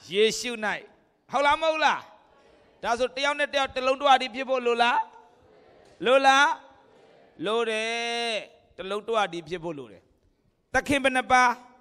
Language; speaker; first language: Burmese; non-native, local second language; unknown